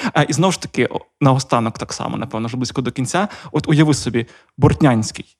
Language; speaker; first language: Ukrainian; non-native, local second language; Russian